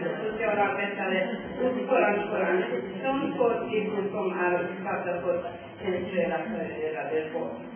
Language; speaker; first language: Swedish; non-native, learner; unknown